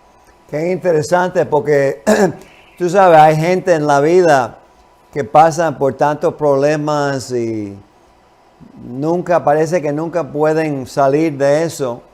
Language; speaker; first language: Spanish; non-native, fluent; English